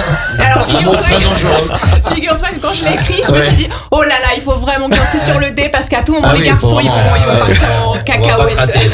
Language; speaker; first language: French; native; French